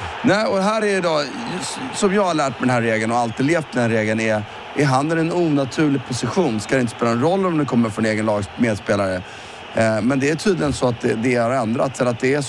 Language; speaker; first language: Swedish; native; Swedish